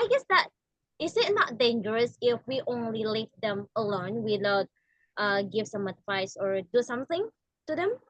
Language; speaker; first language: English; non-native, learner; Indonesian